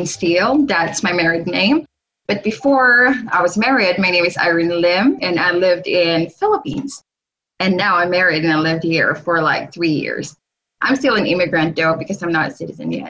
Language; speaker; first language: English; non-native, local second language; Hiligaynon